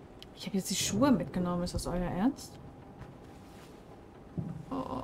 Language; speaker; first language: German; native; German